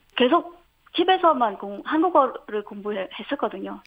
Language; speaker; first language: Korean; non-native, fluent; Vietnamese